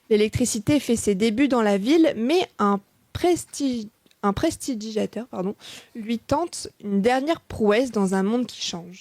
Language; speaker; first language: French; native; French